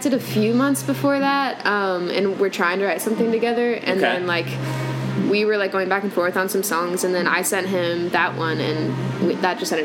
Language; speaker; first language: English; native; English